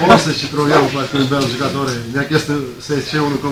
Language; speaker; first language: Italian; non-native, learner; Russian